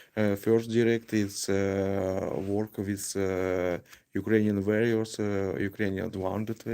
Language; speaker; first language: English; non-native, learner; Ukrainian